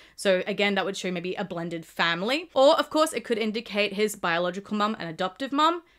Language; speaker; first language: English; native; English